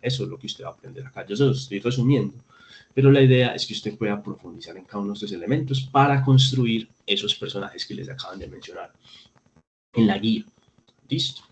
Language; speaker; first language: Spanish; native; Spanish